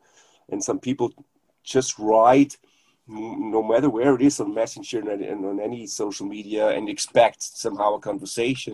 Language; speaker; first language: English; non-native, fluent; German